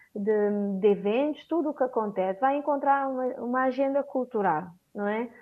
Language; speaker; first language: Portuguese; non-native, local second language; Kabuverdianu